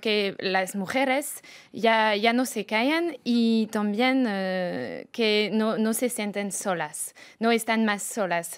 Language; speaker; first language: Spanish; non-native, fluent; French